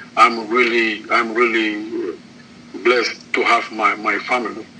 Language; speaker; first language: English; non-native, learner; Spanish